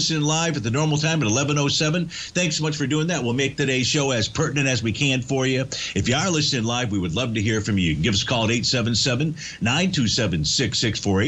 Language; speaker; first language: English; native; English